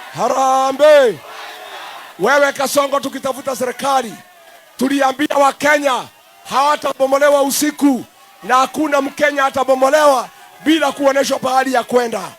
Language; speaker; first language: Swahili; non-native, local second language; Kikuyu